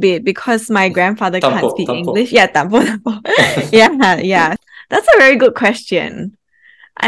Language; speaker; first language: English; native; English